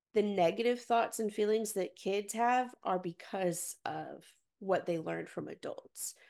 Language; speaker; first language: English; native; English